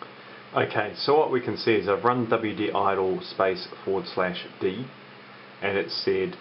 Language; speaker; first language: English; native; English